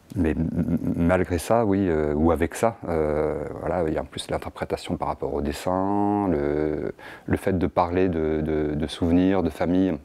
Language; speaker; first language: French; native; French